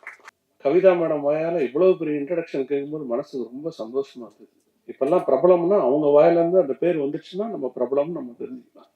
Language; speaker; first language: Tamil; native; Tamil